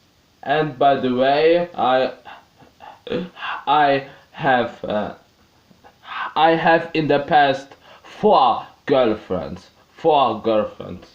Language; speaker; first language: English; non-native, learner; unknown